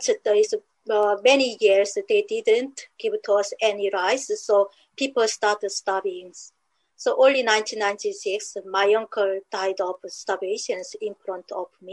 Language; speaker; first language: English; non-native, learner; Korean